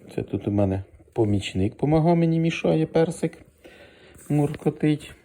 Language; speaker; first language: Ukrainian; native; Ukrainian